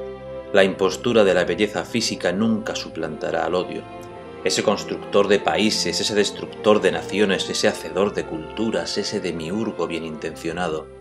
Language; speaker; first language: Spanish; native; Spanish